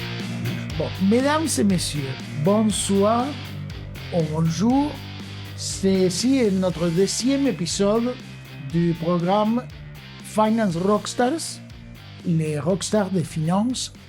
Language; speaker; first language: French; non-native, fluent; Spanish